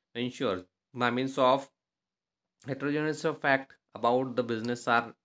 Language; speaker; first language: English; non-native, local second language; Marathi